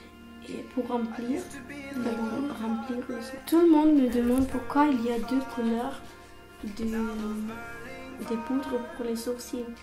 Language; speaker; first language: French; non-native, learner; Romanian